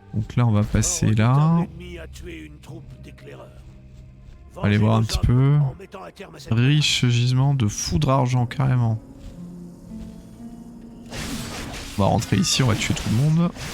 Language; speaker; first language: French; native; French